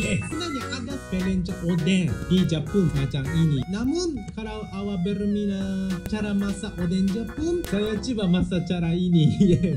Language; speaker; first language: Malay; non-native, learner; Japanese